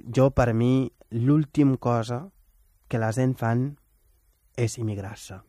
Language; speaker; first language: Catalan; non-native, fluent; Wolof